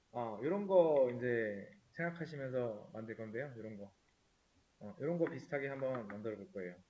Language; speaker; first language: Korean; native; Korean